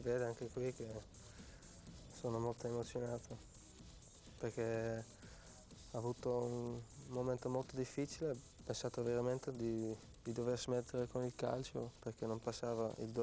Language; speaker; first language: Italian; non-native, fluent; Dutch